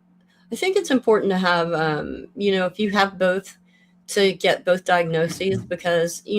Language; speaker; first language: English; native; English